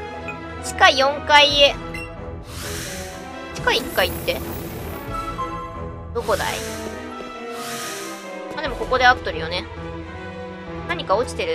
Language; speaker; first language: Japanese; native; Japanese